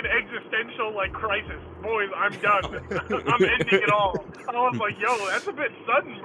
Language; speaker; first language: English; native; English